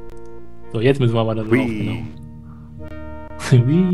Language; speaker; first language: German; native; German